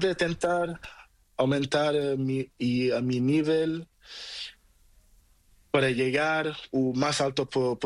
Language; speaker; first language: Spanish; non-native, learner; Portuguese